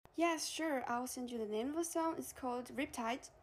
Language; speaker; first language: English; non-native, fluent; Chinese